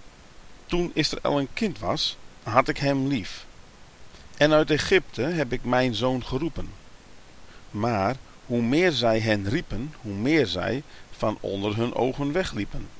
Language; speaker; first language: Dutch; native; Dutch